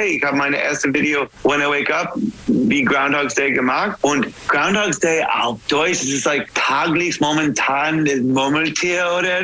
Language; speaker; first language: German; non-native, learner; English